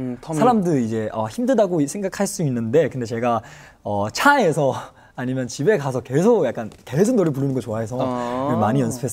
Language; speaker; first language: Korean; non-native, fluent; Chinese